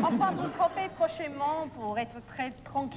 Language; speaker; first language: French; non-native, learner; English